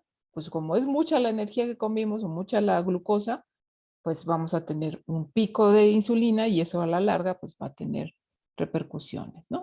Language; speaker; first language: Spanish; native; Spanish